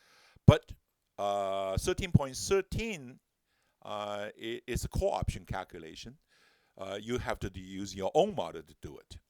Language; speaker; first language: English; non-native, fluent; Chinese